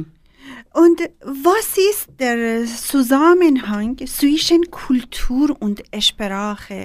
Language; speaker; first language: German; non-native, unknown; Persian